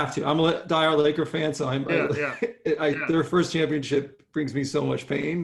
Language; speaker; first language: English; native; English